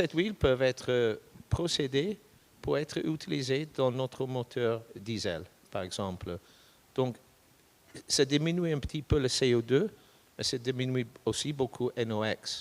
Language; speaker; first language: French; non-native, fluent; English